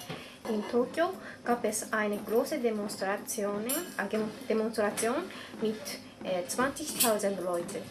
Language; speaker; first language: German; non-native, learner; Japanese